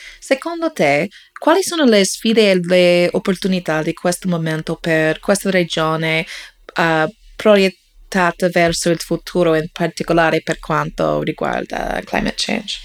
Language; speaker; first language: Italian; non-native, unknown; English